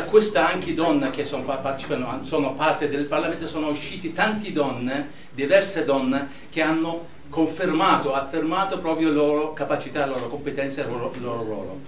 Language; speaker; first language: Italian; non-native, fluent; Arabic